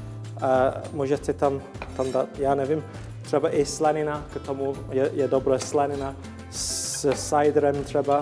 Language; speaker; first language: Czech; non-native, learner; English